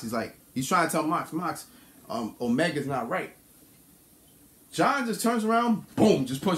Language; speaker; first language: English; native; English